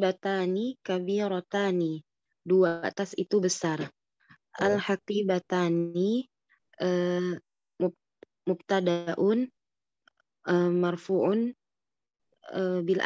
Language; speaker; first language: Arabic; non-native, learner; Indonesian